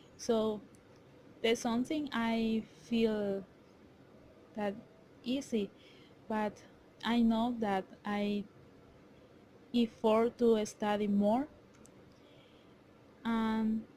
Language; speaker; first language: English; non-native, learner; Spanish